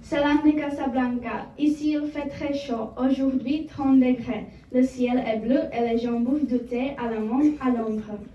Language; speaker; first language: French; non-native, learner; Czech